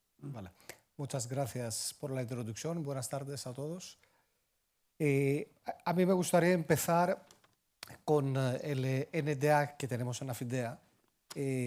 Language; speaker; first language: Spanish; non-native, fluent; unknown